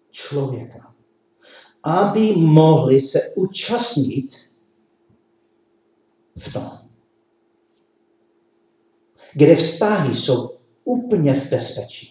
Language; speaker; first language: Czech; non-native, learner; English